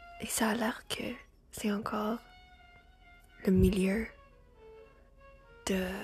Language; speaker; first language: French; non-native, learner; English